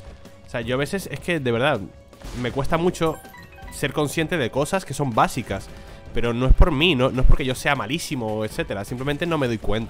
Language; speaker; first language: Spanish; native; Spanish